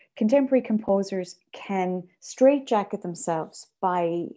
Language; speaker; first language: English; native; English